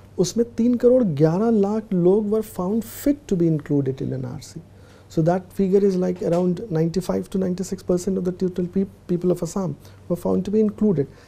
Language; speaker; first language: Hindi; native; Hindi